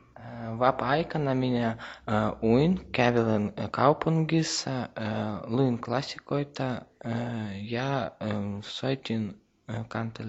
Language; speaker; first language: Finnish; non-native, learner; Russian